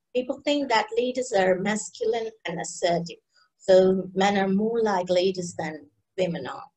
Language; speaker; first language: English; non-native, local second language; Bangla